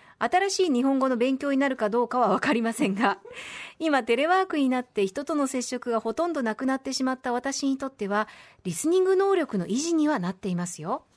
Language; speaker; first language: Japanese; native; Japanese